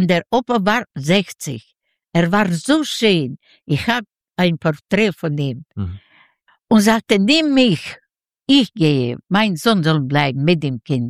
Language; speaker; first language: German; non-native, learner; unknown